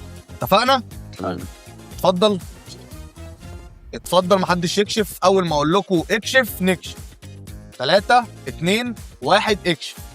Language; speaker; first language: Arabic; native; Arabic